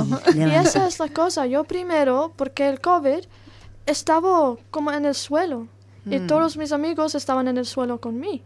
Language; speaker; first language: Spanish; non-native, learner; Italian